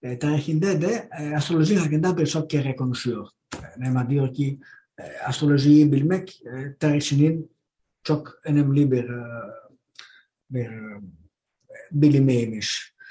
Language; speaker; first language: Turkish; non-native, fluent; Greek